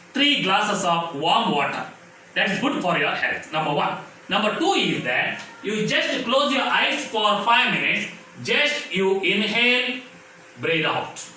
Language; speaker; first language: English; non-native, local second language; Kannada